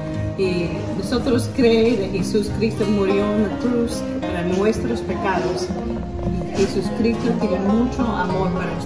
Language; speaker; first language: Spanish; non-native, learner; English